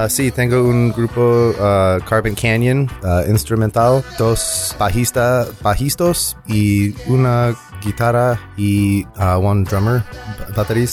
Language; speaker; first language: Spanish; non-native, learner; English